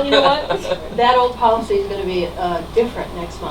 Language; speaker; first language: English; native; English